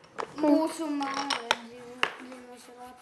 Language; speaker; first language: Latvian; early bilingual, heritage; Latvian